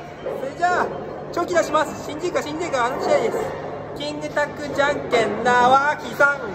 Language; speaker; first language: Japanese; native; Japanese